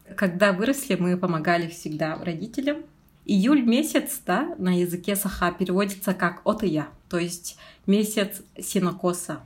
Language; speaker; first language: Russian; non-native, local second language; Yakut